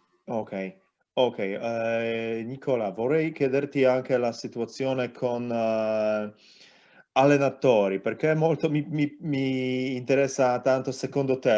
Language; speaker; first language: Italian; non-native, learner; Polish